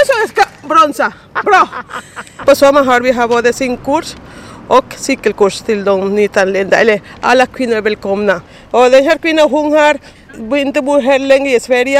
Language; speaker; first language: Swedish; non-native, learner; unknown